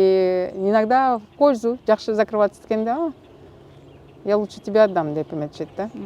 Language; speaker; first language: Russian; non-native, local second language; Kyrgyz